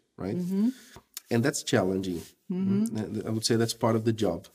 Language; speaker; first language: English; non-native, fluent; Portuguese